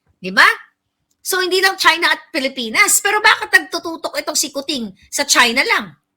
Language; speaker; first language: Filipino; non-native, local second language; Cebuano